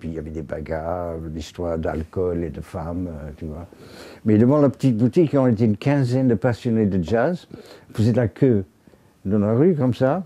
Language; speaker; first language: French; non-native, fluent; English